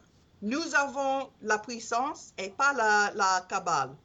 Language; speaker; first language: French; non-native, learner; English